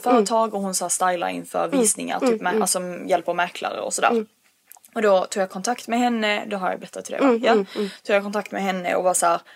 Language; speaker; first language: Swedish; early bilingual, other home language; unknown